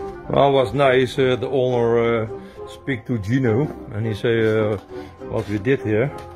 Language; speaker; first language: English; non-native, learner; Dutch